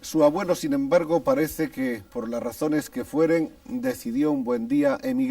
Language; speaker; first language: Spanish; native; Spanish